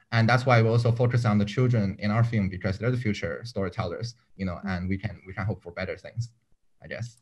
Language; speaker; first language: English; non-native, fluent; Chinese